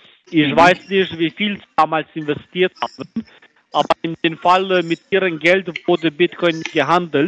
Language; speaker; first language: German; non-native, fluent; Albanian